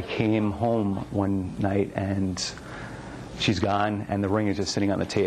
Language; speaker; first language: English; native; English